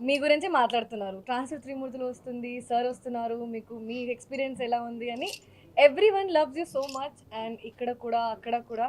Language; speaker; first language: Telugu; non-native, learner; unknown